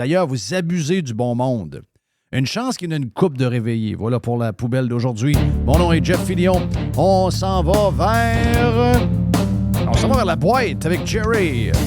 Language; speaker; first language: French; native; French